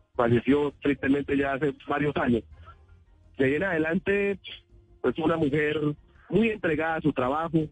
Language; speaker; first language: Spanish; native; Spanish